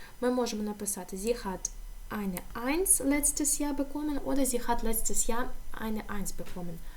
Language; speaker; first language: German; non-native, fluent; Ukrainian